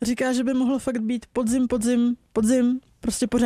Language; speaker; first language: Czech; native; Czech